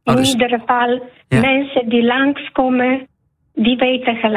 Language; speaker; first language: Dutch; non-native, learner; Polish